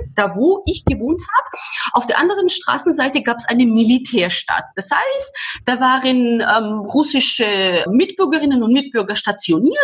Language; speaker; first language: German; non-native, fluent; Georgian